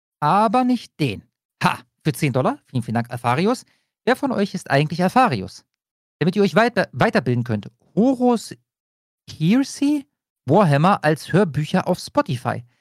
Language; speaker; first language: German; native; German